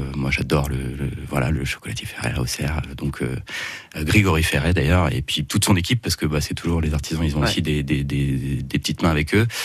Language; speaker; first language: French; native; French